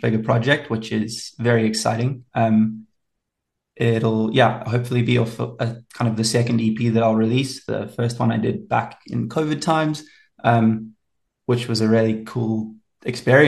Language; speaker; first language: English; native; English